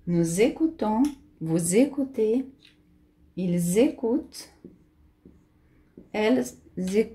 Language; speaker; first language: French; non-native, fluent; Portuguese